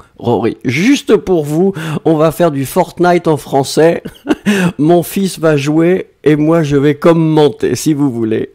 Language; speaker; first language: French; native; French